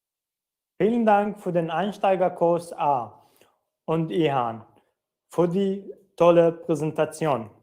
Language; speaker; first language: German; non-native, fluent; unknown